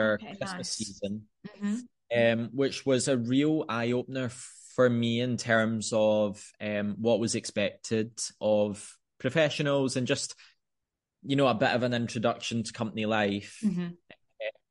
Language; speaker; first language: English; native; English